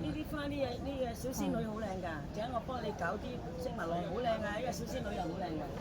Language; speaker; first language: Cantonese; native; Cantonese